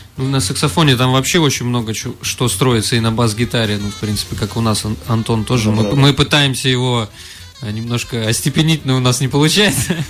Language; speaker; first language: Russian; native; Russian